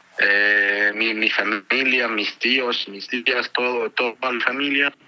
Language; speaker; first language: Spanish; non-native, learner; Arabic